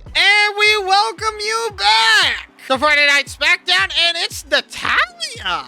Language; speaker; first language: English; native; English